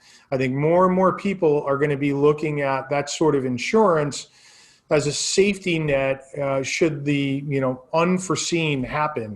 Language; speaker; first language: English; native; English